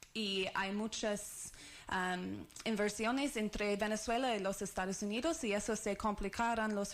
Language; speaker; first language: Spanish; non-native, learner; English